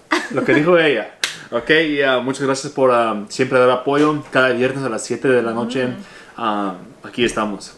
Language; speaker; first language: Spanish; early bilingual, heritage; Spanish